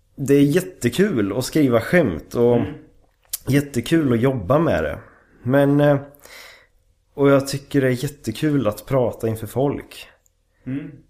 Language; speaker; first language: Swedish; native; Swedish